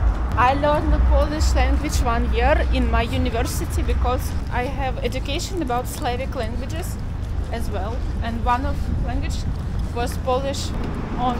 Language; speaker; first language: English; non-native, learner; Russian